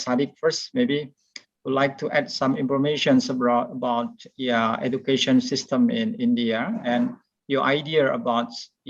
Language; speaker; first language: English; non-native, fluent; Indonesian